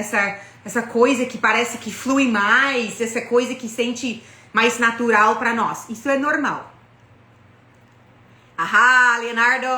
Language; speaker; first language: Portuguese; non-native, fluent; English